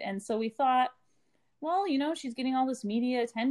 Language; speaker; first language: English; native; English